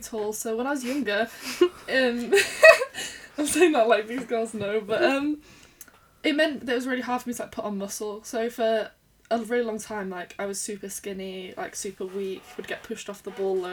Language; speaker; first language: English; native; English